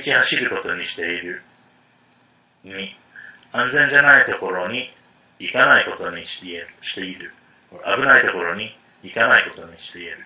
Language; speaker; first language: Japanese; non-native, fluent; English